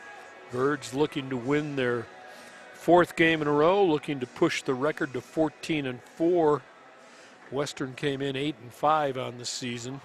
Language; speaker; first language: English; native; English